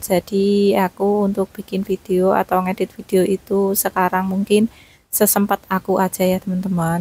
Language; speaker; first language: Indonesian; native; Indonesian